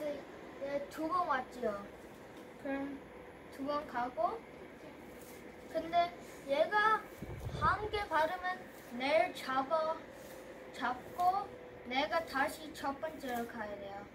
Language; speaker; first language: Korean; early bilingual, heritage; Korean